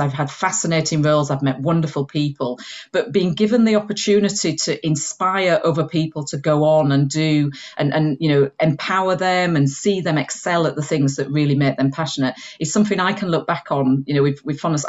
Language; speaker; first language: English; native; English